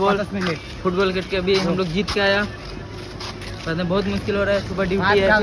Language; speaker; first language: Hindi; non-native, learner; Bangla